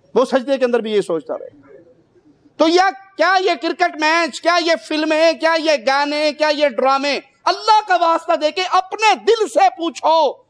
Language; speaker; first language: Urdu; non-native, local second language; Punjabi